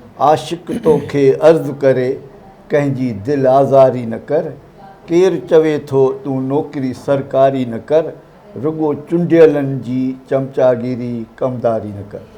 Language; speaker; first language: Sindhi; native; Sindhi